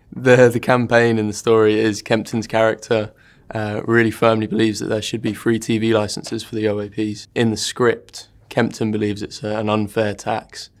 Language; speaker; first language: English; native; English